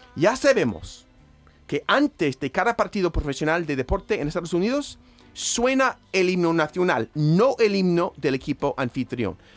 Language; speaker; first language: Spanish; non-native, fluent; English